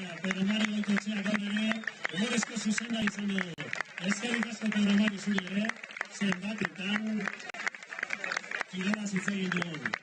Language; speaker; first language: Basque; native; Basque